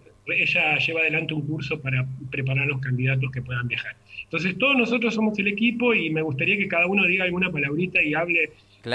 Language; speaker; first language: Spanish; native; Spanish